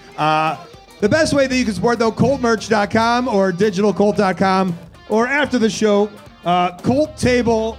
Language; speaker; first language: English; native; English